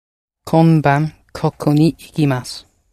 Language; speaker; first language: Japanese; non-native, learner; English